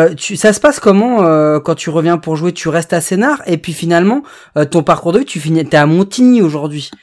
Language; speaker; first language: French; native; French